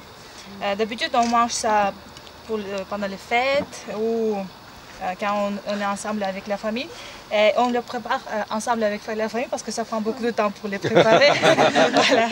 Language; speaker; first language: French; non-native, fluent; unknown